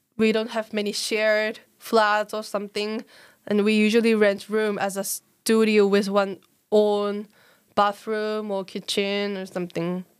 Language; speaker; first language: English; non-native, learner; Japanese